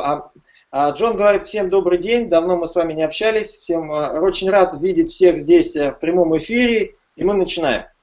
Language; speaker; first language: Russian; native; Russian